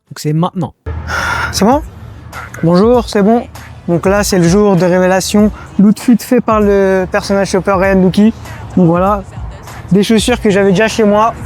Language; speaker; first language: French; native; French